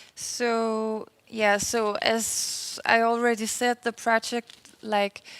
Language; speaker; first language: English; non-native, fluent; Danish